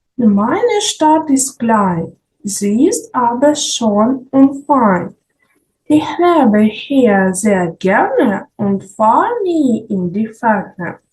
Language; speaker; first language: German; non-native, fluent; Ukrainian